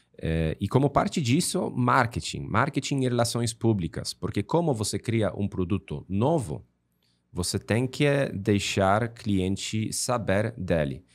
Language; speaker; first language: Portuguese; non-native, fluent; Polish